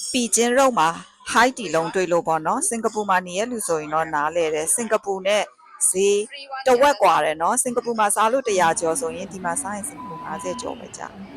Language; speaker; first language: Burmese; non-native, local second language; Shan